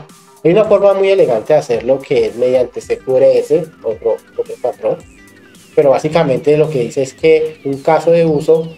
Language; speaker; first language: Spanish; native; Spanish